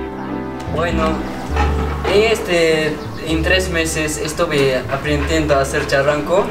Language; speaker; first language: Spanish; non-native, local second language; Quechua